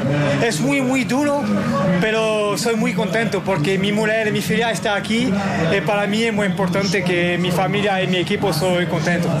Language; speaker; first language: Spanish; non-native, learner; French